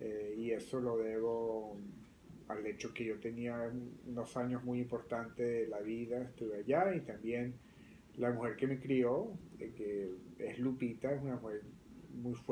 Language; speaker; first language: Spanish; early bilingual, other home language; French